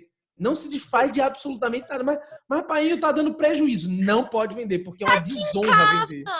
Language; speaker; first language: Portuguese; native; Portuguese